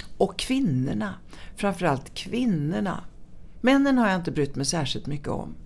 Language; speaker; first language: Swedish; early bilingual, other home language; Italian